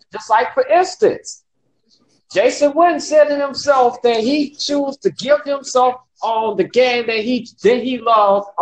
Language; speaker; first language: English; native; English